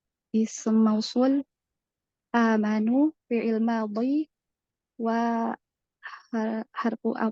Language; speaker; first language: Arabic; non-native, learner; Indonesian